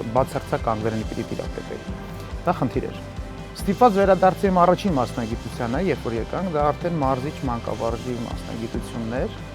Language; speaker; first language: Armenian; native; Armenian